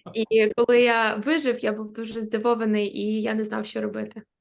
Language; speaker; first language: Ukrainian; native; Ukrainian